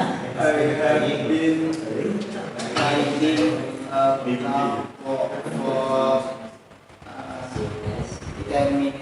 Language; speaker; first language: English; non-native, learner; Indonesian